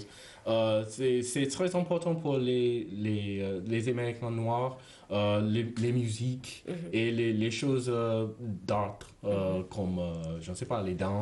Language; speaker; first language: French; non-native, learner; English